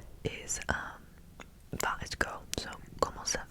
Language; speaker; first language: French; non-native, learner; English